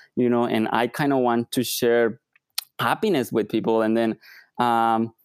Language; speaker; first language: English; non-native, fluent; Spanish